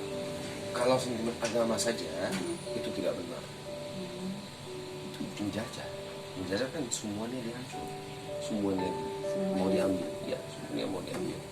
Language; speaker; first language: Indonesian; non-native, fluent; Arabic